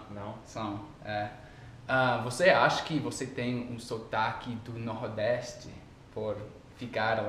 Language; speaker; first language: Portuguese; non-native, fluent; English